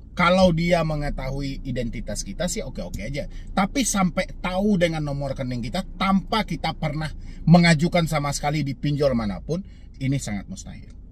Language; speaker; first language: Indonesian; non-native, local second language; Minangkabau